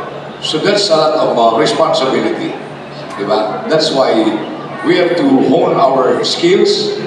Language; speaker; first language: English; non-native, local second language; Bikol